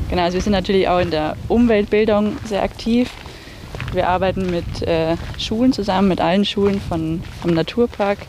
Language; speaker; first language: German; native; German